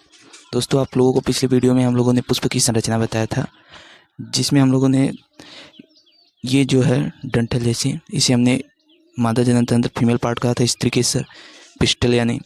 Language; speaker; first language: Hindi; native; Hindi